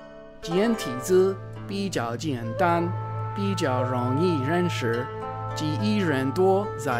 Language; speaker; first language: Chinese; non-native, learner; English